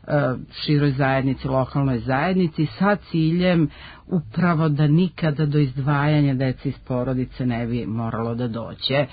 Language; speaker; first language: Serbian; native; Serbian